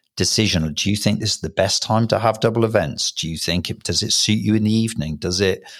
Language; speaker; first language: English; native; English